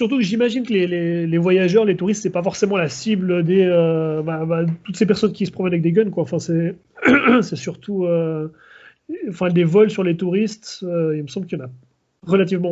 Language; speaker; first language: French; native; French